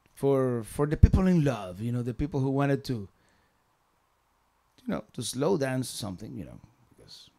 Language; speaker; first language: English; non-native, fluent; Spanish